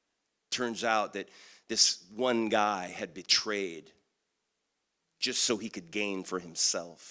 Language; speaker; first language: English; native; English